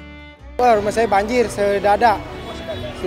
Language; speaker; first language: Indonesian; native; Indonesian